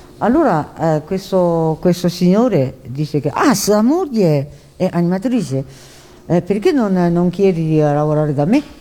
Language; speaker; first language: Italian; non-native, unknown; Japanese